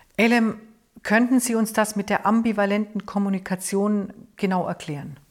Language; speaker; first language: German; native; German